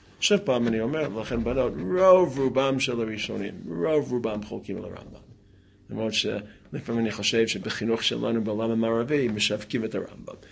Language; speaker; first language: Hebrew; non-native, fluent; English